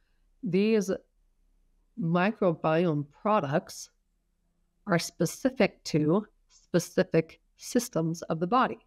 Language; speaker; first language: English; native; English